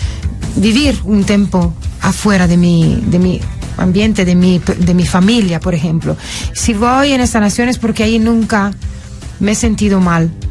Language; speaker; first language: Spanish; non-native, fluent; Italian